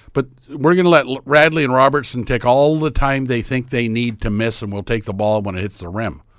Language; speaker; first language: English; native; English